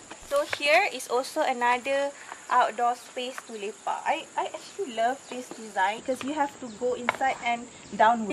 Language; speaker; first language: English; non-native, local second language; Malay